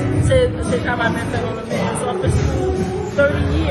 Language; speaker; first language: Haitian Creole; early bilingual, heritage; Haitian Creole